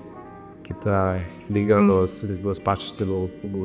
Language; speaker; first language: Portuguese; non-native, fluent; German